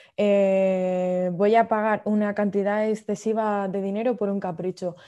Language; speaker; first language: Spanish; native; Spanish